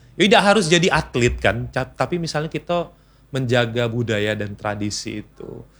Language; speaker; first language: Indonesian; native; Indonesian